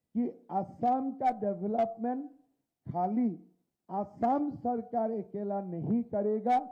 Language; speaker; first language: Hindi; non-native, local second language; Assamese